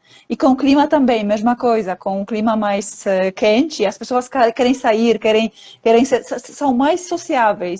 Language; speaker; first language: Portuguese; non-native, fluent; Polish